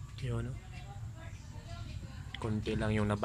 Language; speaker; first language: Filipino; native; Filipino